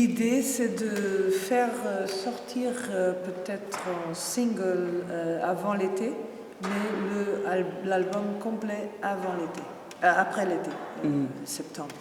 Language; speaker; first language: French; non-native, fluent; Portuguese